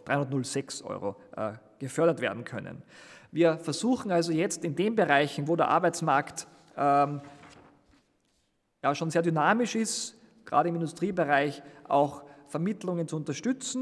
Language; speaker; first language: German; native; German